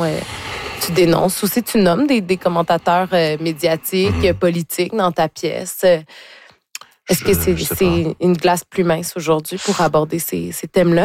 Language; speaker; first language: French; native; French